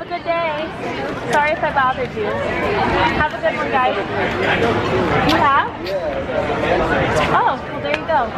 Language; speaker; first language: English; native; English